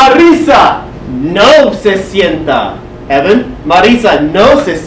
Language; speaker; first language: Spanish; non-native, fluent; English